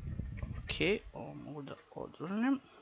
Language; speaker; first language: Croatian; native; Croatian